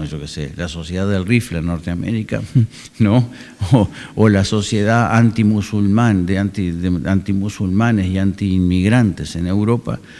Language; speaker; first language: Spanish; native; Spanish